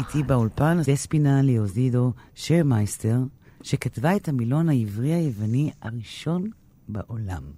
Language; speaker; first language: Hebrew; non-native, fluent; Greek